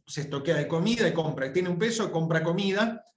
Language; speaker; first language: Spanish; native; Spanish